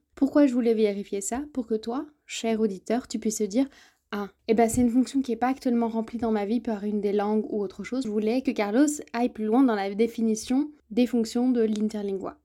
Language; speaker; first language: French; native; French